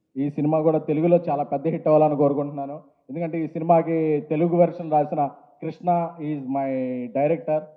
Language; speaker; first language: Telugu; native; Telugu